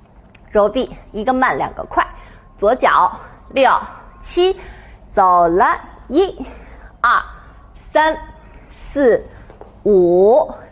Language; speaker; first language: Chinese; native; Chinese